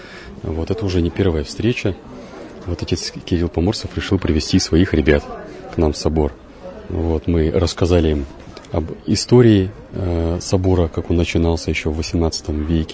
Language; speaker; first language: Russian; native; Russian